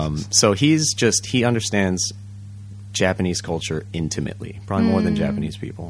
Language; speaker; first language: English; early bilingual, other home language; Japanese